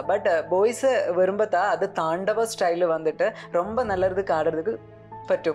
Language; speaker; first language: Tamil; non-native, learner; Malayalam